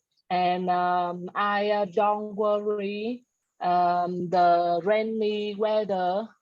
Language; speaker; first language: English; non-native, learner; Vietnamese